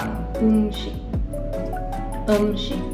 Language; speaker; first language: Korean; non-native, learner; English